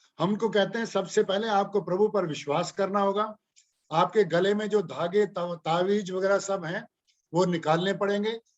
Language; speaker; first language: Hindi; non-native, local second language; Punjabi